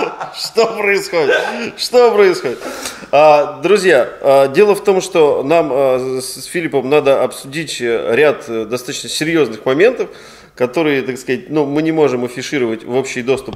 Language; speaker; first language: Russian; native; Russian